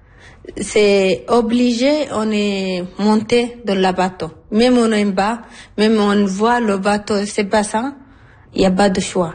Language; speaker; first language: French; non-native, learner; Arabic